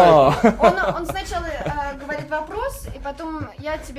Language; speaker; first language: Russian; non-native, learner; French